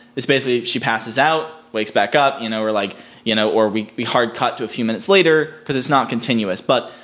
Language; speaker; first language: English; native; English